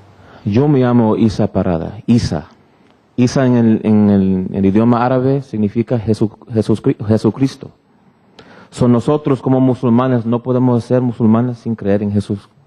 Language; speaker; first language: Spanish; early bilingual, heritage; Spanish